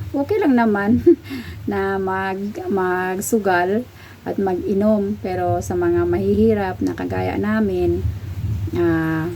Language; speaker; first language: Filipino; non-native, local second language; Cebuano